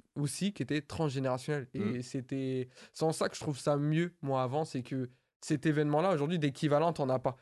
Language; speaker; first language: French; native; French